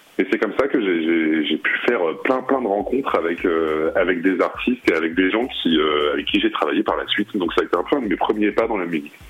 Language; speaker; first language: French; early bilingual, heritage; French